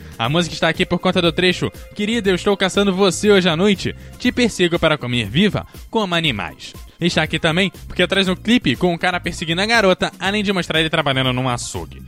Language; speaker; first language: Portuguese; native; Portuguese